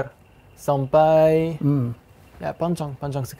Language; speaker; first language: Indonesian; non-native, fluent; French